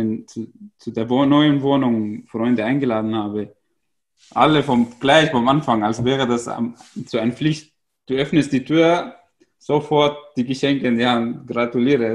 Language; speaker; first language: German; non-native, fluent; Arabic